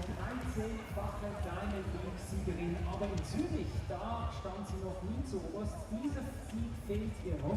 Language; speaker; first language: German; native; German